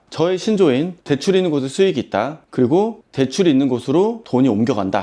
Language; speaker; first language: Korean; native; Korean